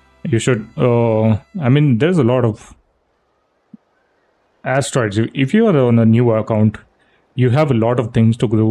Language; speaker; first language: English; non-native, local second language; Hindi